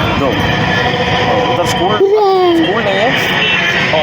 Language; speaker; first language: Hindi; non-native, learner; Tamil